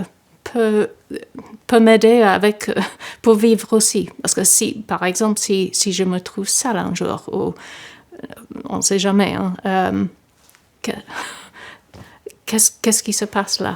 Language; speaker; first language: French; non-native, fluent; English